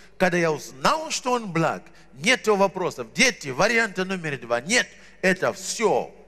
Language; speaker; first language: Russian; non-native, fluent; Shona